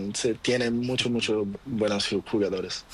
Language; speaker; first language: Spanish; non-native, learner; Portuguese